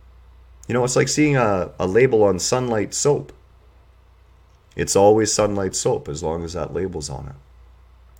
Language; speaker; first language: English; native; English